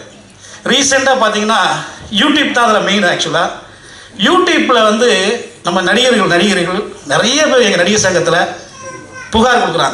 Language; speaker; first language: Tamil; native; Tamil